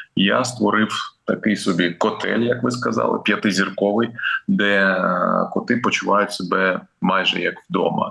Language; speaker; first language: Ukrainian; non-native, local second language; Russian